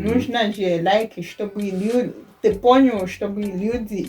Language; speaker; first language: Russian; non-native, fluent; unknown